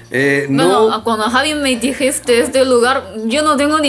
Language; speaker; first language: Spanish; non-native, fluent; Chinese